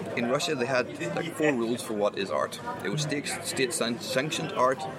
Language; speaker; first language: English; native; English